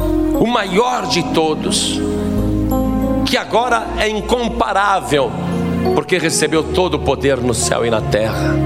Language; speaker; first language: Portuguese; native; Portuguese